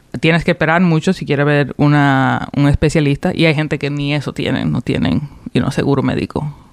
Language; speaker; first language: Spanish; early bilingual, heritage; Spanish